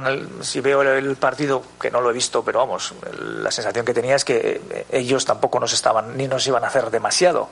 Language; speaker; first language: Spanish; native; Spanish